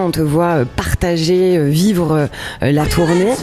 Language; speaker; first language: French; native; French